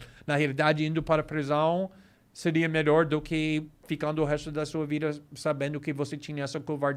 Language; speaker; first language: Portuguese; non-native, fluent; English